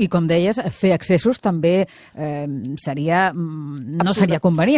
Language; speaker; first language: Catalan; native; Catalan